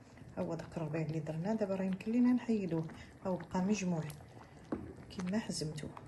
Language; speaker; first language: Arabic; native; Arabic